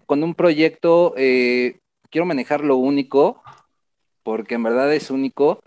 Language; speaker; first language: Spanish; native; Spanish